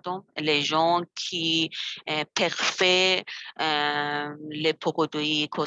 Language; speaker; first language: French; non-native, learner; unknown